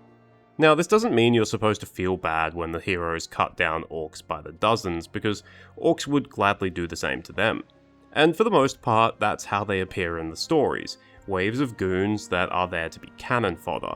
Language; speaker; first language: English; native; English